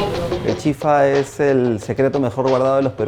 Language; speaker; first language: Spanish; native; Spanish